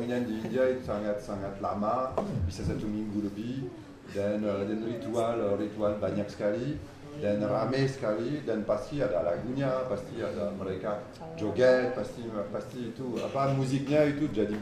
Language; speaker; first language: Indonesian; non-native, fluent; French